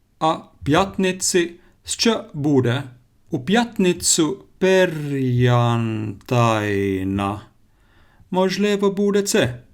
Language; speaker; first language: Ukrainian; non-native, learner; Finnish